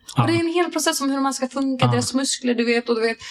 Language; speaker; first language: Swedish; native; Swedish